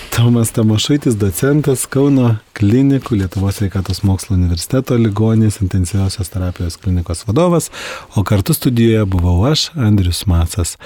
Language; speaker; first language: Lithuanian; native; Lithuanian